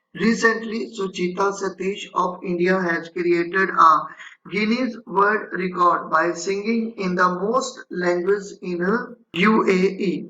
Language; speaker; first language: English; non-native, local second language; Punjabi